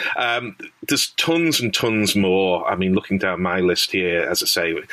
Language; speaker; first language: English; native; English